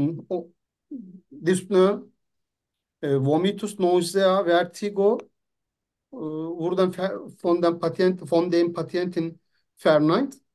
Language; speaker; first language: German; non-native, fluent; Turkish